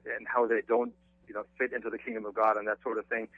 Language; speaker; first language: English; non-native, fluent; German